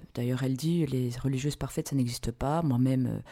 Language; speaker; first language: French; native; French